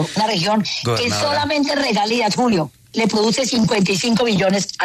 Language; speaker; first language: Spanish; native; Spanish